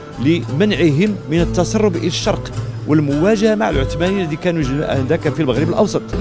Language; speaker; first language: Arabic; native; Arabic